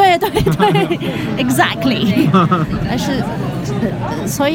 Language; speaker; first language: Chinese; non-native, local second language; Cantonese